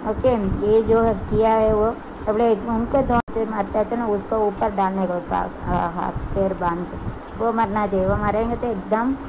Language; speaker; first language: Hindi; non-native, local second language; Tamil